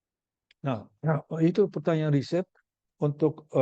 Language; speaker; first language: Indonesian; non-native, learner; Dutch